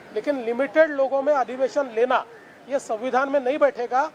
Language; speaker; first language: Hindi; non-native, local second language; Marathi